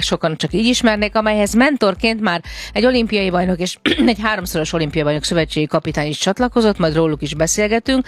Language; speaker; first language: Hungarian; native; Hungarian